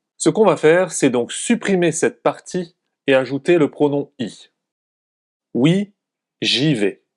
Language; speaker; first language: French; native; French